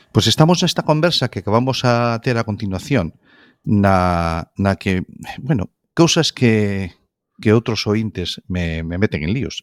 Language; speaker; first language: Galician; non-native, local second language; Spanish